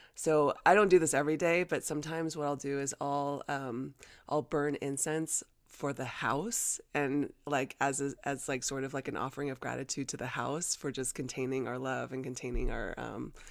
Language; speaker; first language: English; early bilingual, other home language; Chinese